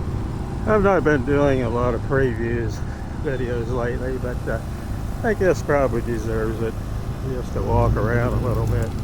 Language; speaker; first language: English; native; English